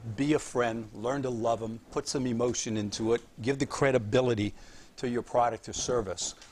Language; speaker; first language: English; native; English